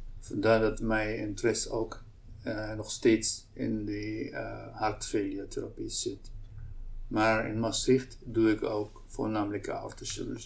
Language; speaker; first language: Dutch; non-native, local second language; Arabic